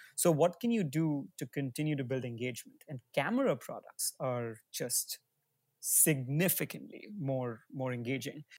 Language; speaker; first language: English; non-native, local second language; Hindi